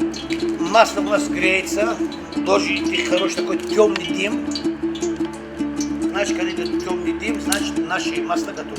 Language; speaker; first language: Russian; non-native, fluent; Tajik